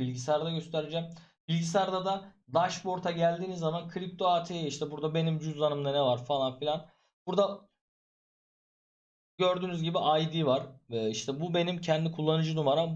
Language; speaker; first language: Turkish; native; Turkish